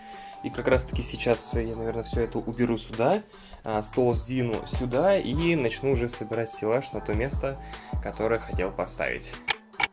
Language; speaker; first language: Russian; native; Russian